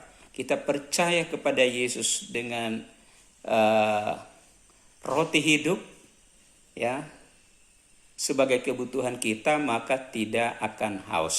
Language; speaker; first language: Indonesian; native; Indonesian